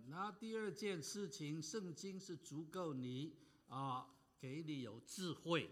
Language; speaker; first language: Chinese; native; Chinese